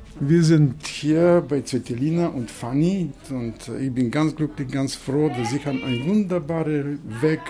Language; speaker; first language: German; non-native, fluent; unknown